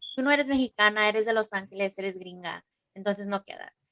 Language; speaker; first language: Spanish; early bilingual, heritage; Spanish